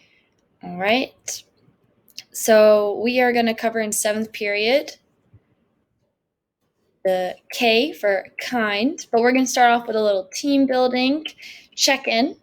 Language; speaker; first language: English; native; English